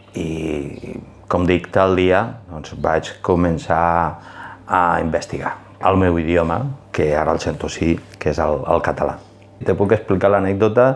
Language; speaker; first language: Catalan; non-native, local second language; Spanish